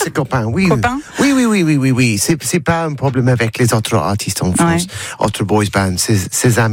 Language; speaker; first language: French; non-native, learner; English